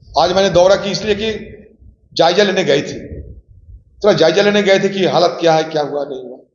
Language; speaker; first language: Hindi; non-native, local second language; Bangla